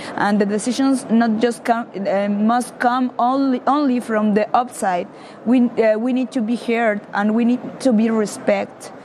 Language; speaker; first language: English; non-native, learner; Spanish